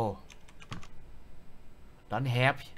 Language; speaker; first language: English; non-native, learner; Thai